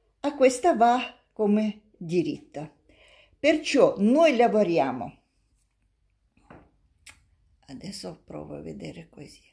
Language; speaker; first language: Italian; non-native, learner; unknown